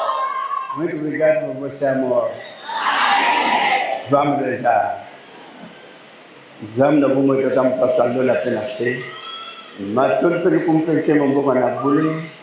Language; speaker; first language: Portuguese; non-native, learner; Lingala